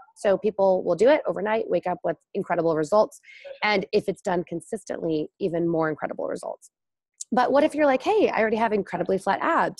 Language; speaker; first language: English; native; English